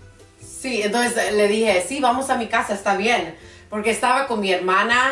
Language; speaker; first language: Spanish; early bilingual, heritage; English